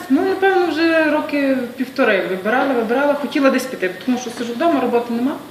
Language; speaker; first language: Ukrainian; native; Ukrainian